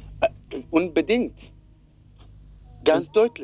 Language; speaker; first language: German; non-native, learner; Kurdish